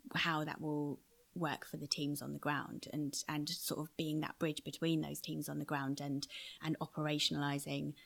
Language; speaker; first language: English; native; English